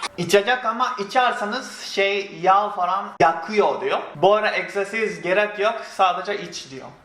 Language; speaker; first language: Turkish; non-native, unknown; Japanese